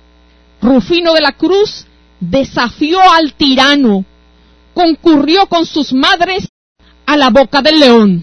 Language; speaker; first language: Spanish; native; Spanish